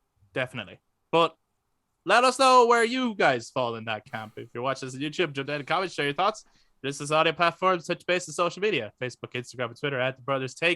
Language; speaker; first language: English; native; English